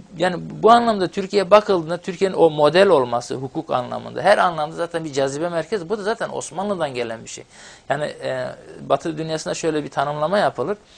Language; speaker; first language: Turkish; non-native, local second language; Kurdish